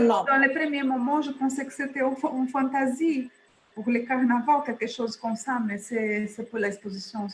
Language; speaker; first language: French; non-native, fluent; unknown